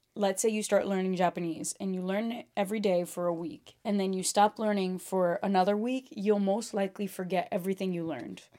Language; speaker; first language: English; early bilingual, other home language; Portuguese